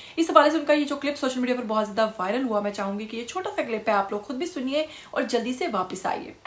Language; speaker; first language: Urdu; native; Urdu